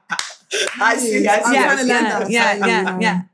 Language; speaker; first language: English; native; English